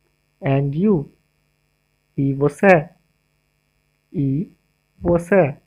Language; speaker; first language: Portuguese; non-native, learner; English